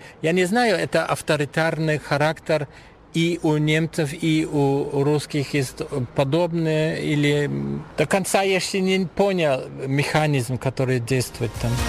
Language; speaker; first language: Russian; non-native, fluent; German